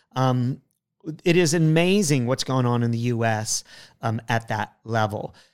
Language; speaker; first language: English; native; English